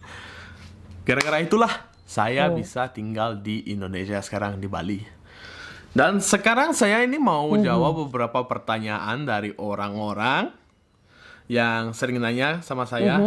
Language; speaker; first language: Indonesian; early bilingual, other home language; Russian